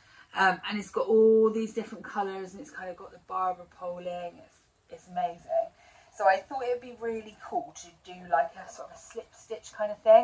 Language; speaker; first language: English; native; English